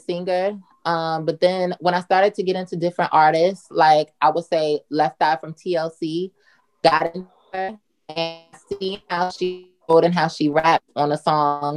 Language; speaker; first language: English; native; English